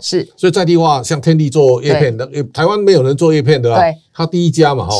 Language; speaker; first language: Chinese; native; Chinese